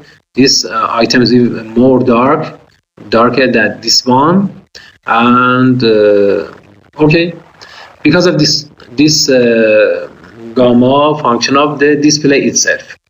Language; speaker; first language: English; non-native, fluent; Persian